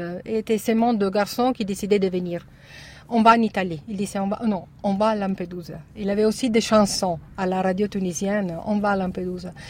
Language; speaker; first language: French; non-native, learner; Italian